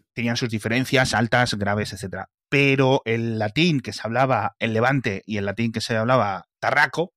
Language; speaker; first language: Spanish; native; Spanish